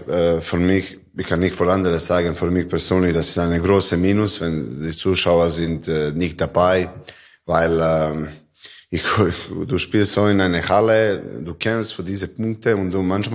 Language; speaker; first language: German; non-native, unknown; Serbian